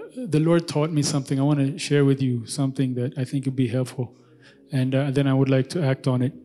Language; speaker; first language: English; non-native, local second language; Amharic